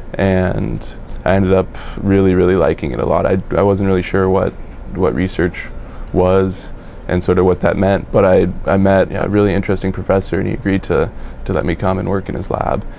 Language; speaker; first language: English; native; English